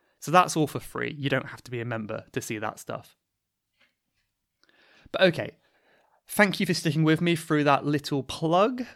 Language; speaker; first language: English; native; English